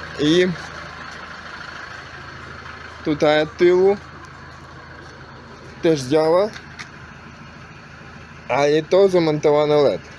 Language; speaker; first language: Polish; non-native, learner; Ukrainian